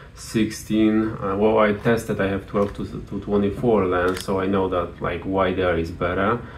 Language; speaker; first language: English; non-native, fluent; Polish